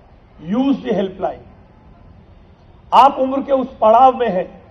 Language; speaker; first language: Hindi; native; Hindi